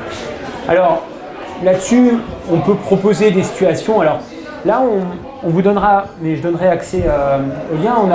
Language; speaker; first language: French; native; French